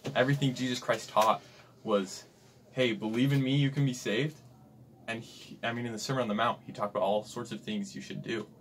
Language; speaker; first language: English; native; English